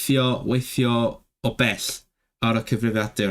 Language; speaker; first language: Welsh; non-native, learner; Cantonese